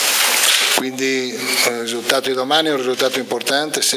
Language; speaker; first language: Italian; native; Italian